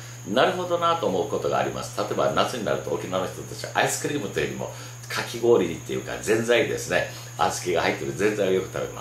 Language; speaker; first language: Japanese; native; Japanese